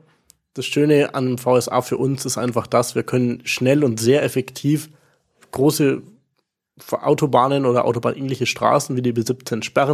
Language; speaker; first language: German; native; German